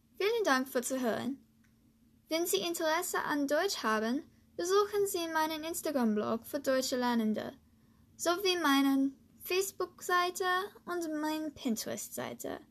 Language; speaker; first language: German; non-native, learner; English